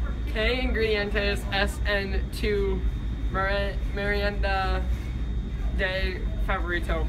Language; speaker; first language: Spanish; non-native, learner; English